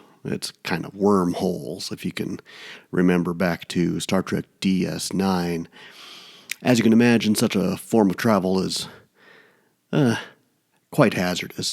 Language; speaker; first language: English; native; English